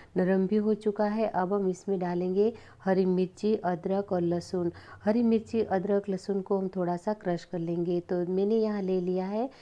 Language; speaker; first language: Hindi; non-native, local second language; Gujarati